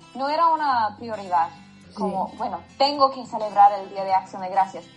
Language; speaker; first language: Spanish; non-native, fluent; English